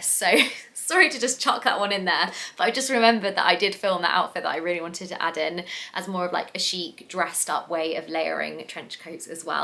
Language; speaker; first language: English; native; English